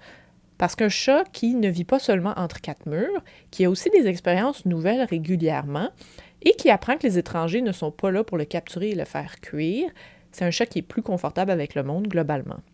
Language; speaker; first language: French; native; French